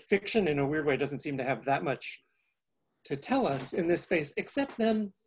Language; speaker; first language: English; native; English